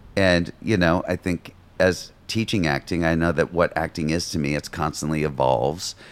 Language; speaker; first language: English; native; English